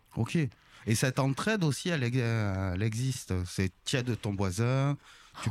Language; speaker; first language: French; native; French